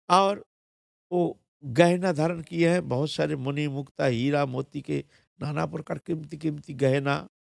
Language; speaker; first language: Hindi; non-native, local second language; Bangla